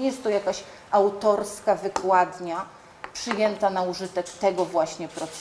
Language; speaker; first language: Polish; native; Polish